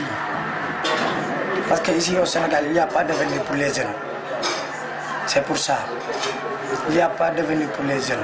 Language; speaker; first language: French; non-native, local second language; Wolof